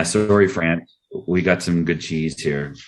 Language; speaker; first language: English; native; English